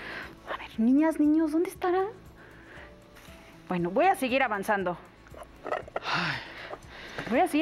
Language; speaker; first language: Spanish; native; Spanish